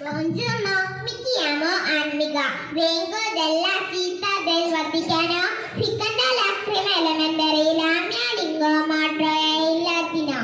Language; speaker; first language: Italian; non-native, learner; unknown